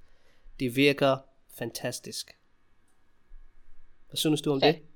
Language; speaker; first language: Danish; non-native, fluent; English